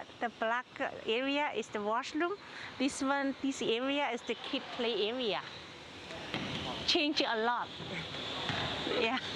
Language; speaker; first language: English; non-native, learner; Cantonese